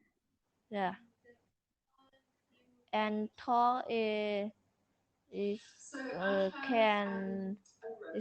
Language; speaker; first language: English; non-native, learner; Vietnamese